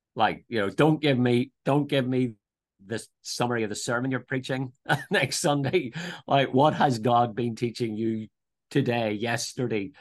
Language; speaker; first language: English; native; English